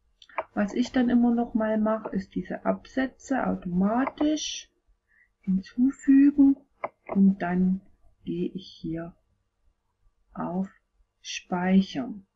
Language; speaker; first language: German; native; German